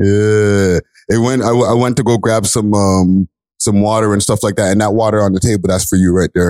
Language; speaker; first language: English; native; English